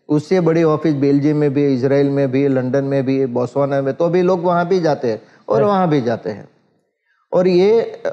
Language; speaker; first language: Hindi; non-native, local second language; Gujarati